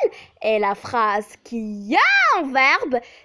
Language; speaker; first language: French; non-native, local second language; Arabic